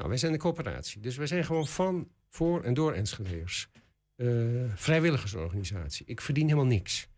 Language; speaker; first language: Dutch; native; Dutch